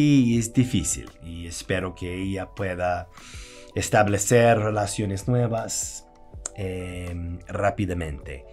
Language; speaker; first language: Spanish; non-native, fluent; English